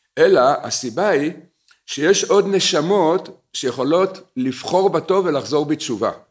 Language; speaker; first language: Hebrew; native; Hebrew